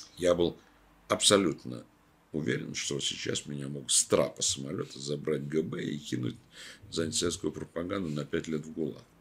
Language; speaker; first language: Russian; native; Russian